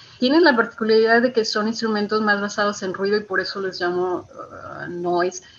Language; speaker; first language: Spanish; native; Spanish